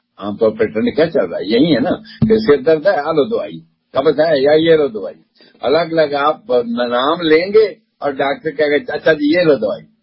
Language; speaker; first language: Hindi; non-native, local second language; Punjabi